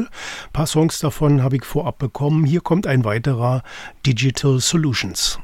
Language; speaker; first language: German; native; German